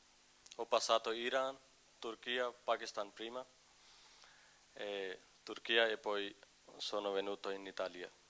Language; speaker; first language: Italian; non-native, learner; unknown